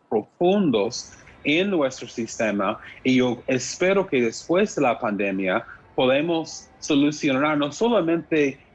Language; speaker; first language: Spanish; non-native, fluent; English